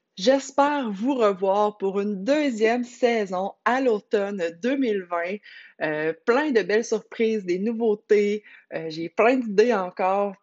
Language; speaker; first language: French; native; French